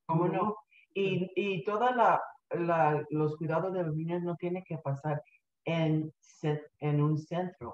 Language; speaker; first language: Spanish; early bilingual, heritage; Spanish